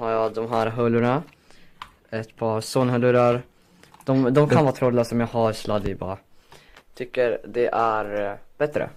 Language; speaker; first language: Swedish; native; Swedish